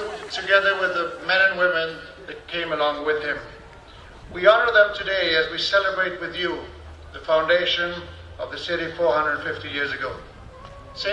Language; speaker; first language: English; non-native, fluent; Spanish